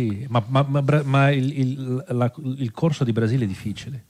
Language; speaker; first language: Italian; non-native, fluent; Portuguese